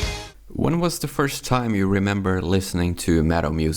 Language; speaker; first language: English; non-native, fluent; Finnish